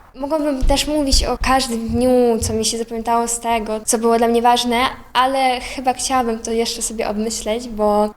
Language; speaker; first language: Polish; non-native, fluent; Ukrainian